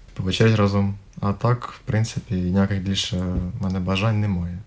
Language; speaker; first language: Ukrainian; native; Ukrainian